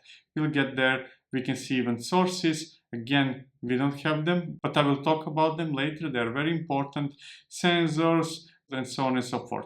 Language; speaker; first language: English; non-native, fluent; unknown